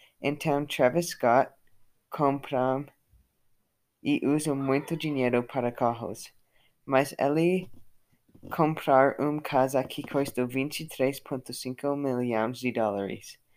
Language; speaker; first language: Portuguese; non-native, learner; English